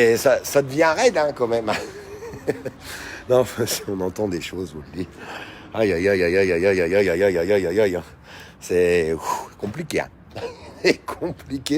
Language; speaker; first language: French; native; French